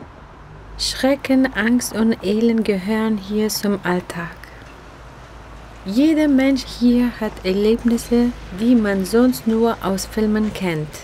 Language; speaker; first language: German; non-native, fluent; Persian